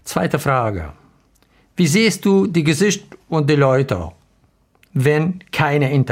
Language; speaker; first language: German; non-native, learner; Arabic